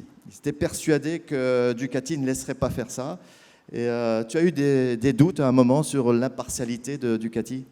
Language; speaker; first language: French; native; French